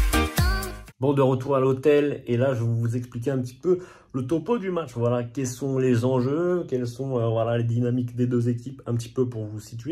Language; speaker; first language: French; native; French